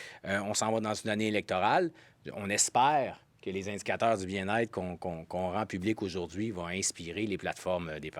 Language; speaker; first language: French; native; French